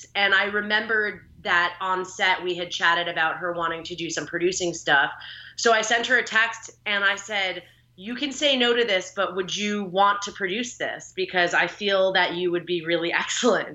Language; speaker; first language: English; native; English